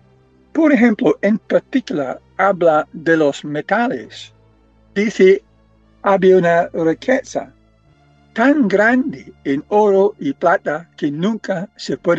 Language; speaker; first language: Spanish; non-native, fluent; English